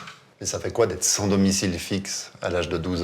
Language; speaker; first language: French; native; French